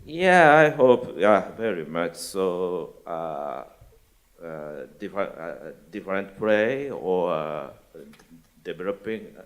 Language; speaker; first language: English; non-native, learner; Japanese